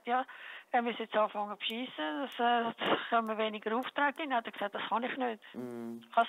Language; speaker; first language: German; native; German